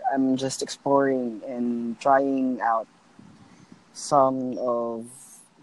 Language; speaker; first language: English; non-native, local second language; Filipino